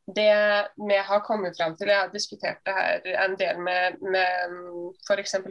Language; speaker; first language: Norwegian; native; Norwegian